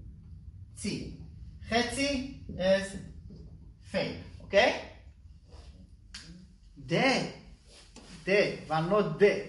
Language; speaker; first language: Hungarian; non-native, learner; Hebrew